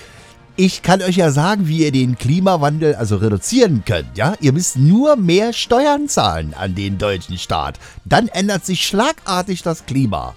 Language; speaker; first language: German; native; German